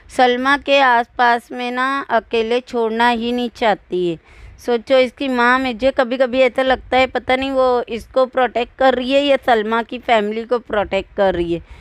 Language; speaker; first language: Hindi; native; Hindi